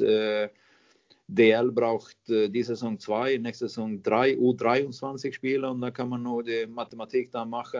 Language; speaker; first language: German; non-native, fluent; Swedish